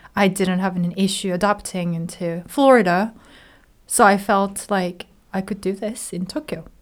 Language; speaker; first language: English; non-native, fluent; Japanese